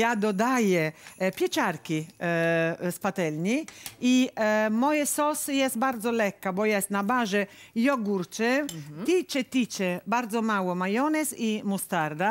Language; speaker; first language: Polish; non-native, learner; Italian